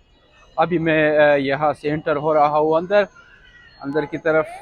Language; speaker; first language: Hindi; non-native, local second language; Punjabi